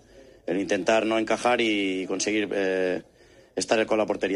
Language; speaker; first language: Spanish; native; Spanish